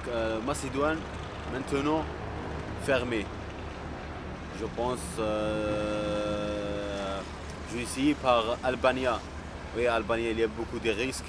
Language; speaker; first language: French; non-native, local second language; Arabic